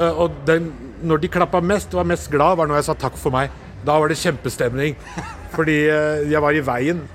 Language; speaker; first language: Norwegian; early bilingual, other home language; Urdu